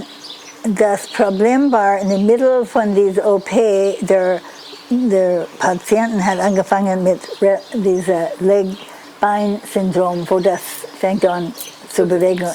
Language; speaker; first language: German; non-native, learner; English